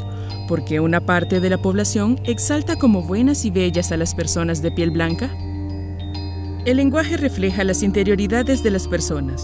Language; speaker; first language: Spanish; native; Spanish